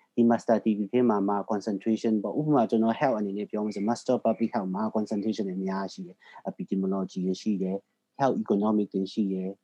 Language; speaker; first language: Burmese; native; Burmese